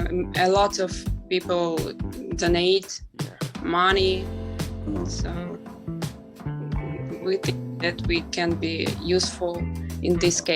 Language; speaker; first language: English; non-native, learner; Ukrainian